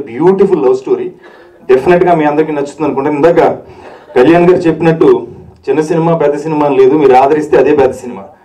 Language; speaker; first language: Telugu; native; Telugu